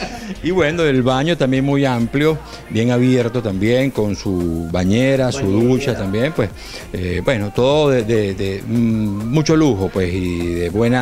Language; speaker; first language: Spanish; native; Spanish